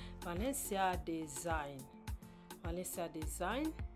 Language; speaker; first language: English; non-native, learner; Lingala